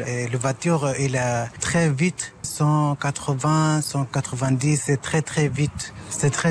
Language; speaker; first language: French; non-native, learner; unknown